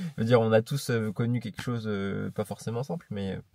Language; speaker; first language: French; native; French